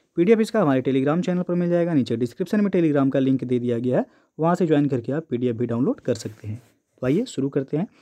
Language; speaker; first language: Hindi; native; Hindi